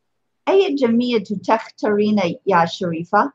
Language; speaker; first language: Arabic; non-native, fluent; English